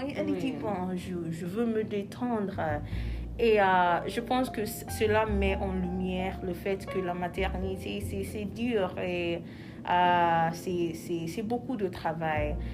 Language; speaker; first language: French; non-native, learner; English